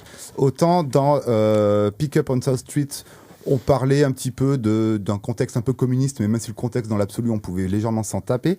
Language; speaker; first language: French; native; French